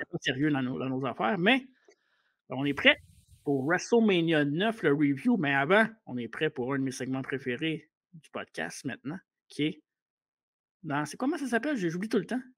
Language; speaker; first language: French; native; French